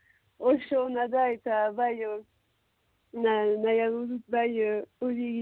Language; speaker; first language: Basque; non-native, local second language; French